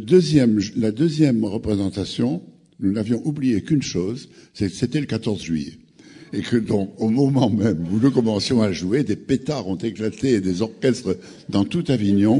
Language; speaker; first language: French; native; French